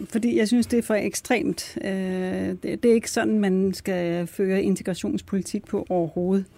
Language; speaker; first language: Danish; early bilingual, other home language; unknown